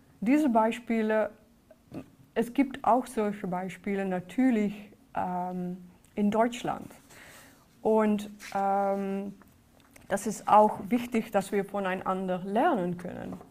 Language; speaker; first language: German; non-native, fluent; Dutch